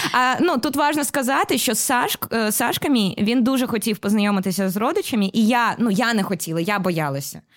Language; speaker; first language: Ukrainian; non-native, local second language; Russian